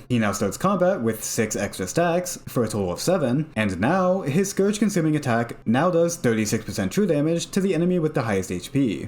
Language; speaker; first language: English; native; English